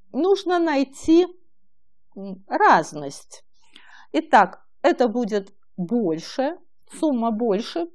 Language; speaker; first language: Russian; native; Russian